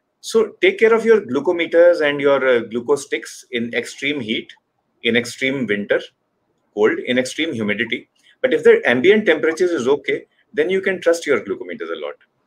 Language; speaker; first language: English; non-native, local second language; Hindi